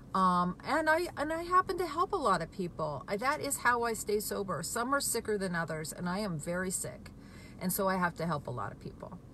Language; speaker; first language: English; native; English